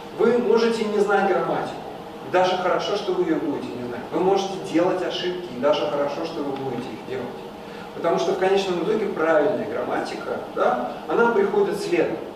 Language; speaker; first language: Russian; native; Russian